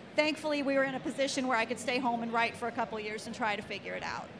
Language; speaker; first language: English; native; English